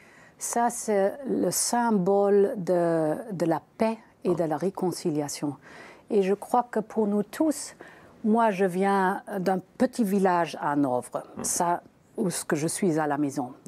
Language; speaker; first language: French; non-native, fluent; German